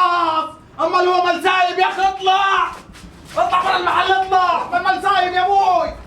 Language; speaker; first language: Arabic; native; Arabic